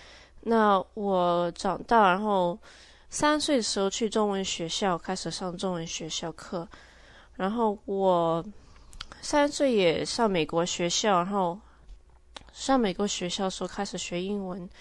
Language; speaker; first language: Chinese; early bilingual, heritage; Chinese